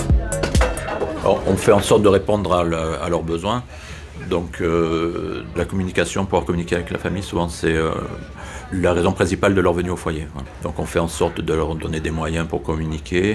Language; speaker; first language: French; native; French